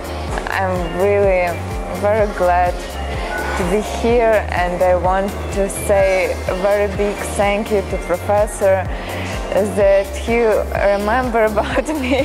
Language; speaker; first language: English; non-native, learner; Ukrainian